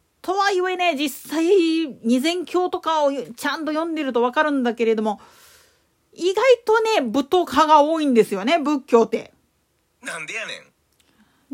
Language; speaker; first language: Japanese; native; Japanese